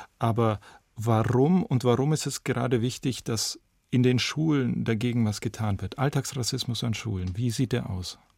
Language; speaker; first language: German; native; German